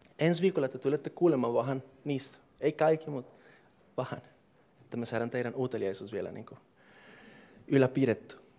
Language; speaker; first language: Finnish; non-native, fluent; English